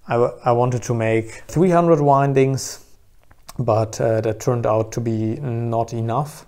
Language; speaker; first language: English; non-native, fluent; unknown